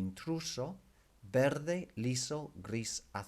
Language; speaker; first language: Spanish; non-native, fluent; English